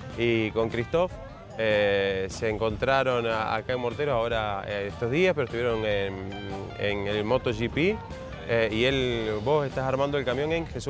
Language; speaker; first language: Spanish; native; Spanish